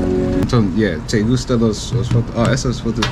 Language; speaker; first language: Spanish; non-native, learner; English